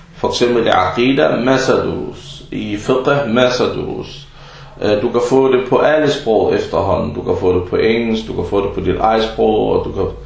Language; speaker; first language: Danish; early bilingual, other home language; Arabic